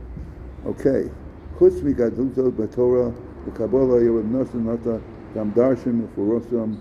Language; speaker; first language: Hebrew; non-native, fluent; English